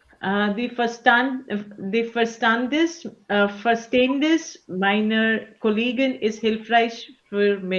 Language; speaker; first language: German; non-native, learner; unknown